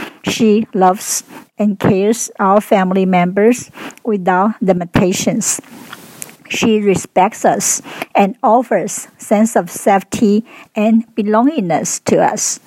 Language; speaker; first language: English; non-native, fluent; Chinese